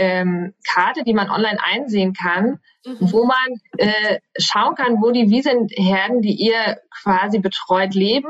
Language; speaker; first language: German; native; German